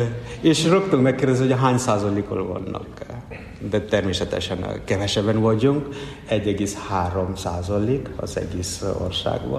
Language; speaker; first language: Hungarian; non-native, fluent; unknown